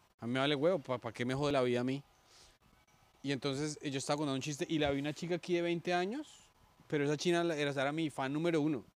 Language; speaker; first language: Spanish; native; Spanish